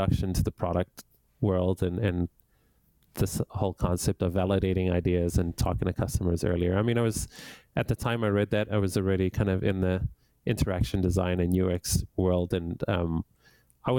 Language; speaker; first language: English; native; English